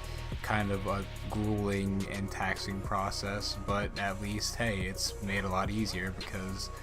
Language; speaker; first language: English; native; English